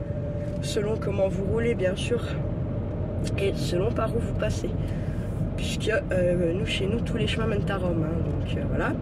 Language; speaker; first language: French; native; French